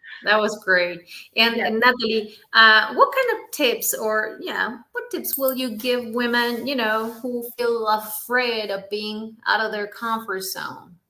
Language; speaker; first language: English; non-native, fluent; Spanish